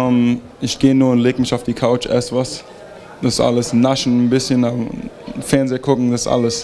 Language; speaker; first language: German; early bilingual, heritage; German